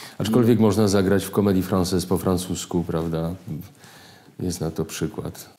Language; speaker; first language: Polish; native; Polish